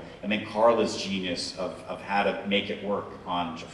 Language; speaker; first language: English; native; English